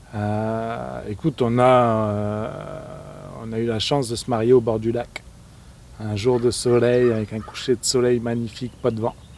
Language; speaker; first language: French; native; French